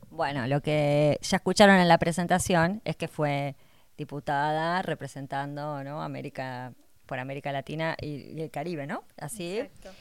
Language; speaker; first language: Spanish; native; Spanish